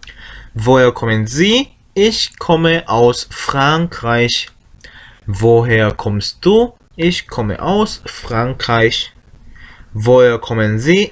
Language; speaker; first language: German; non-native, learner; Korean